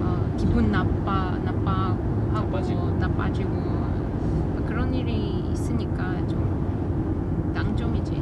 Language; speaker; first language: Korean; non-native, learner; Russian